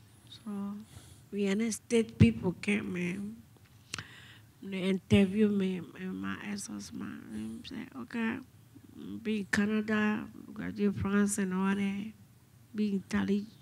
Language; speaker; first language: English; non-native, fluent; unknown